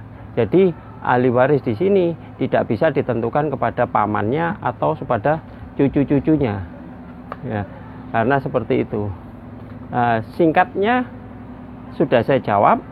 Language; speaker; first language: Indonesian; native; Indonesian